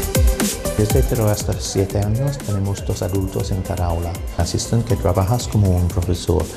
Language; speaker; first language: Spanish; non-native, fluent; English